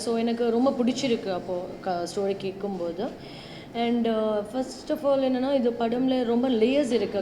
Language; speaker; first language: Tamil; non-native, learner; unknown